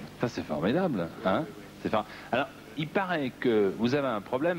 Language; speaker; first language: French; native; French